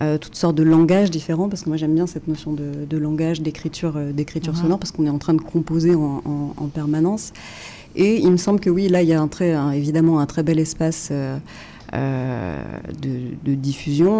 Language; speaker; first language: French; native; French